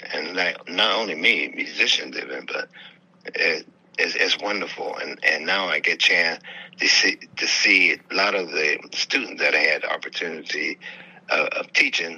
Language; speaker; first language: English; native; English